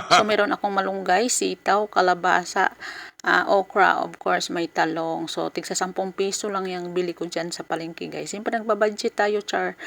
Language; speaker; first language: Filipino; native; Filipino